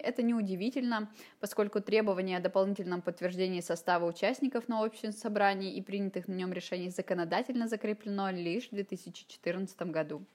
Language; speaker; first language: Russian; native; Russian